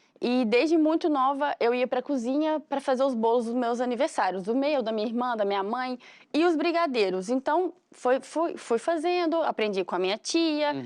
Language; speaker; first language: Portuguese; native; Portuguese